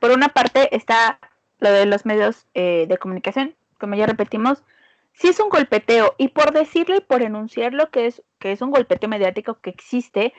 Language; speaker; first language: Spanish; native; Spanish